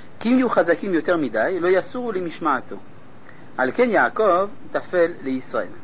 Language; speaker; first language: Hebrew; non-native, fluent; French